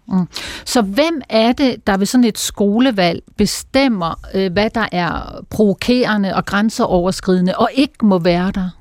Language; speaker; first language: Danish; native; Danish